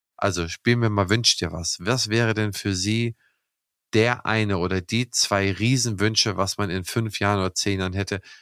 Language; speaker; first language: German; native; German